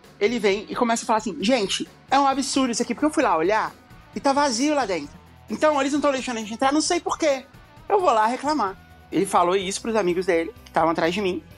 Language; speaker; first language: Portuguese; native; Portuguese